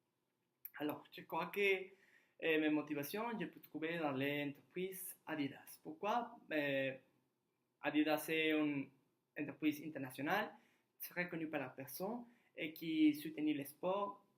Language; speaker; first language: French; non-native, learner; Spanish